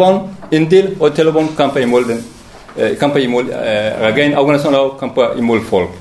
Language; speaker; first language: Danish; non-native, learner; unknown